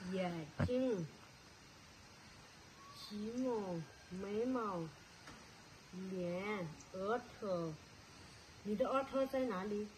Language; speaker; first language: Chinese; non-native, learner; Nepali